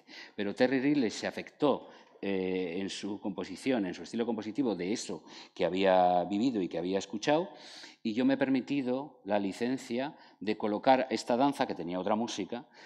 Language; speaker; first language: Spanish; native; Spanish